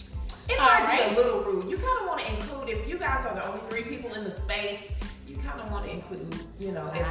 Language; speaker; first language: English; native; English